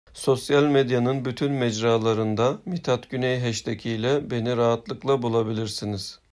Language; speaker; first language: Turkish; early bilingual, heritage; Turkish